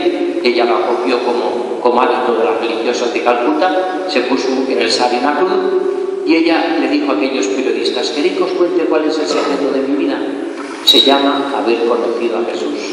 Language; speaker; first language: Spanish; native; Spanish